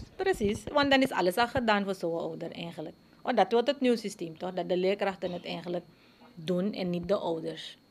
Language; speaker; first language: Dutch; native; Dutch